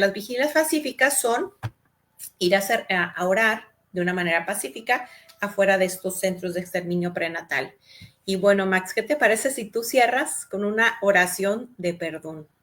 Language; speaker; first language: Spanish; native; Spanish